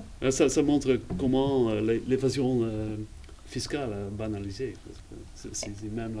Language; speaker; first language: French; non-native, fluent; Dutch